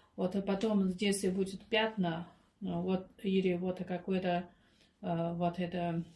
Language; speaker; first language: Russian; non-native, learner; Chinese